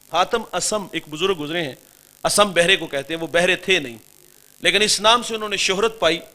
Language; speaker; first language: Urdu; non-native, local second language; Punjabi